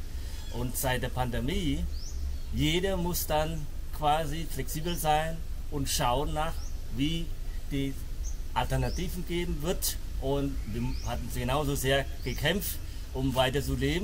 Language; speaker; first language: German; non-native, fluent; Khmer